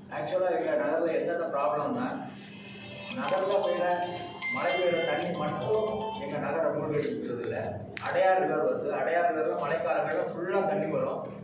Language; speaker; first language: Tamil; native; Tamil